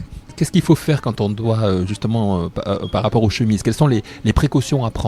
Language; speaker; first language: French; native; French